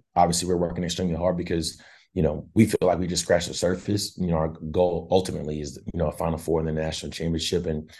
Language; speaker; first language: English; native; English